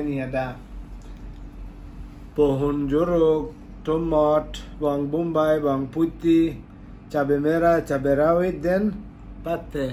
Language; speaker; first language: Indonesian; non-native, learner; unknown